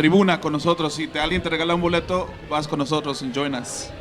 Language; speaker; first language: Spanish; early bilingual, heritage; Spanish